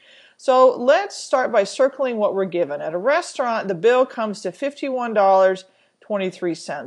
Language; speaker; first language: English; native; English